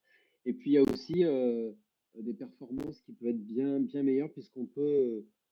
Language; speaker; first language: French; native; French